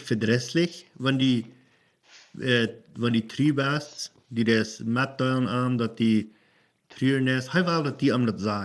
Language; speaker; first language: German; non-native, learner; Plautdietsch